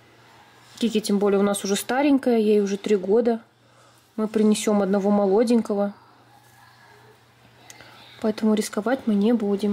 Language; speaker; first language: Russian; native; Russian